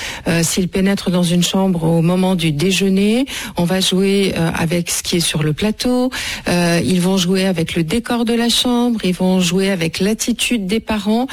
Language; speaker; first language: French; native; French